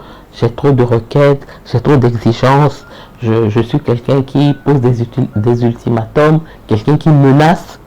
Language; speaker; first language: French; native; French